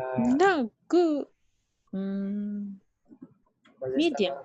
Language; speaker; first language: English; non-native, learner; Central Kurdish